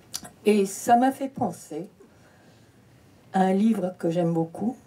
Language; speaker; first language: French; early bilingual, heritage; French